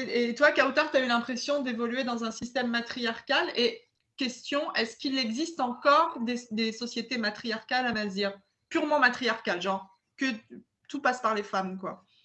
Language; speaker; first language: French; early bilingual, other home language; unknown